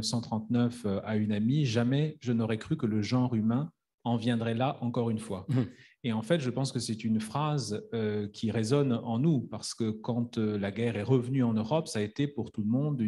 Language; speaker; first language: French; native; French